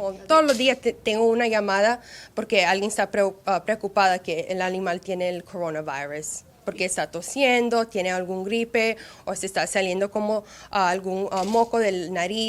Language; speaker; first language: Spanish; early bilingual, heritage; Spanish